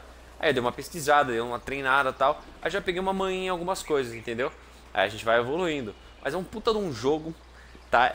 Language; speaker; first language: Portuguese; native; Portuguese